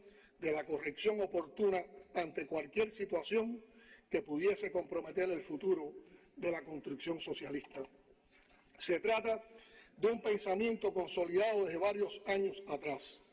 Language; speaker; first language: Spanish; native; Spanish